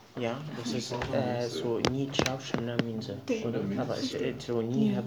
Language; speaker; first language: German; non-native, learner; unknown